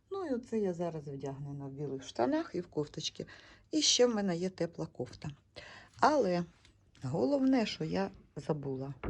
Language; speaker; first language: Ukrainian; native; Ukrainian